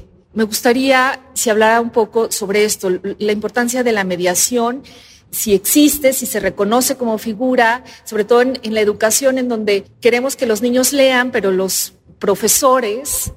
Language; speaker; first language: Spanish; native; Spanish